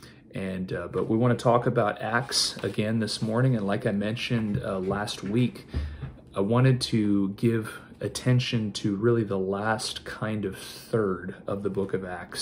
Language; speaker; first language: English; native; English